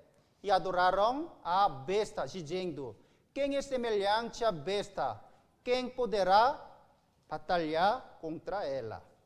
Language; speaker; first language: Portuguese; non-native, learner; Korean